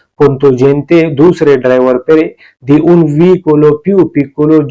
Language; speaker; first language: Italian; non-native, learner; Urdu